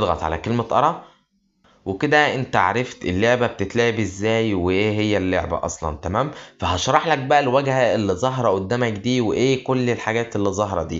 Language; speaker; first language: Arabic; native; Arabic